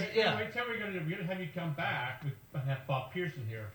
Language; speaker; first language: English; native; English